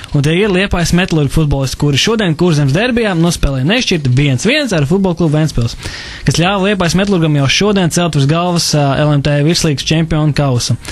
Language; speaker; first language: Latvian; native; Latvian